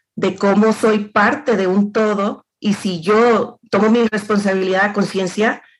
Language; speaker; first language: Spanish; native; Spanish